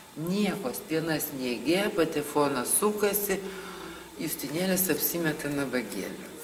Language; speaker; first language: Lithuanian; native; Lithuanian